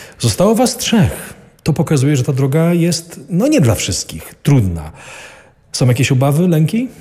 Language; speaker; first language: Polish; native; Polish